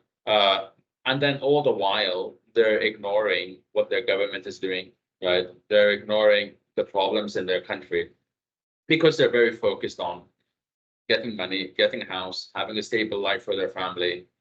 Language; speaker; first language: English; non-native, fluent; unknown